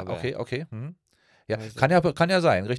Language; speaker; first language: German; native; German